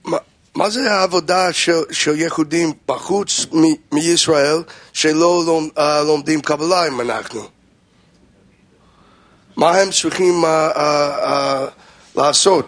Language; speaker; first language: Hebrew; non-native, learner; English